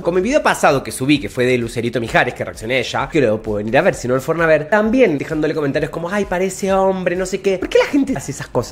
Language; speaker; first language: Spanish; native; Spanish